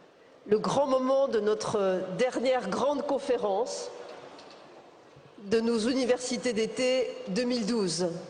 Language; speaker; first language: French; native; French